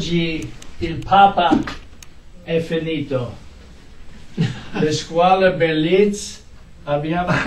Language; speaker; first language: Italian; non-native, learner; English